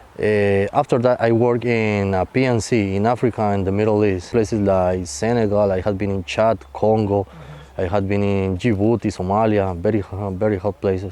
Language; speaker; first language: English; non-native, fluent; Spanish